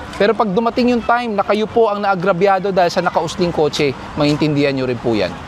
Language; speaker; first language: Filipino; native; Filipino